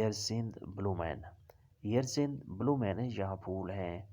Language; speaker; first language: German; non-native, learner; Urdu